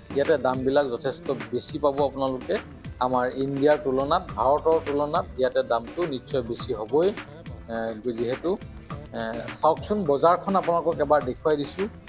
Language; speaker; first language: Assamese; native; Assamese